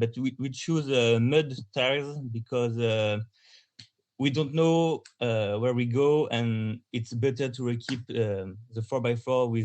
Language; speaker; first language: English; non-native, learner; French